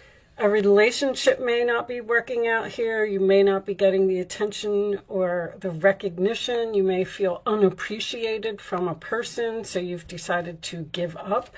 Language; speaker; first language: English; native; English